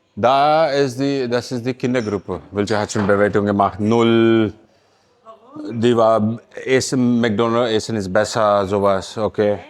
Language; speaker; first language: German; non-native, learner; Urdu